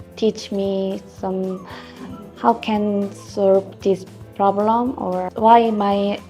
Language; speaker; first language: English; non-native, learner; Korean